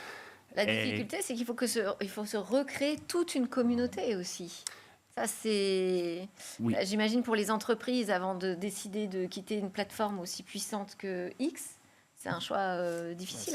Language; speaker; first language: French; native; French